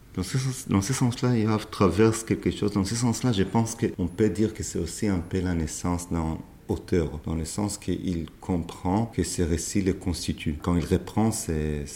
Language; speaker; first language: French; non-native, fluent; Hebrew